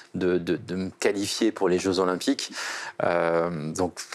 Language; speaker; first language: French; native; French